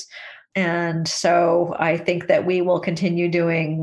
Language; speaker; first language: English; native; English